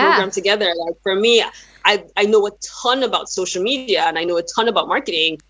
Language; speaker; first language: English; non-native, local second language; Yoruba